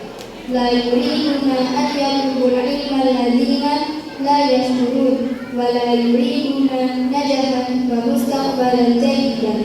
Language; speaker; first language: Arabic; non-native, learner; Indonesian